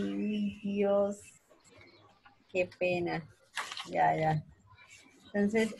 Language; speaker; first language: Spanish; native; Spanish